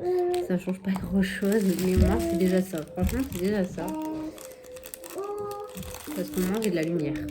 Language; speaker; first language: French; native; French